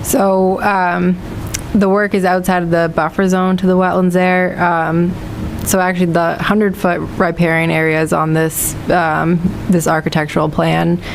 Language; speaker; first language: English; native; English